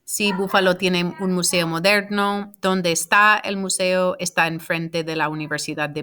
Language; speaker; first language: Spanish; non-native, fluent; English